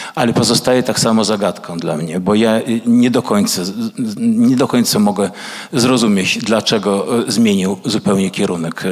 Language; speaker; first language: Polish; early bilingual, other home language; Russian